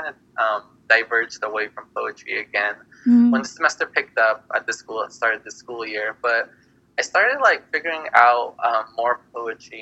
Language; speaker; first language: English; native; English